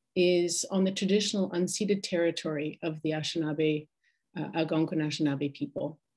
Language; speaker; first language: English; native; English